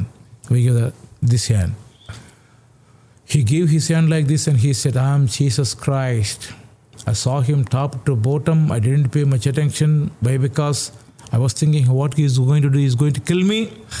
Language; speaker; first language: English; non-native, local second language; Telugu